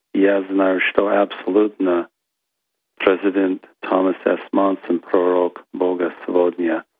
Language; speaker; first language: Russian; non-native, learner; English